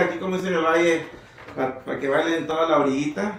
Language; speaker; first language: Spanish; early bilingual, heritage; Spanish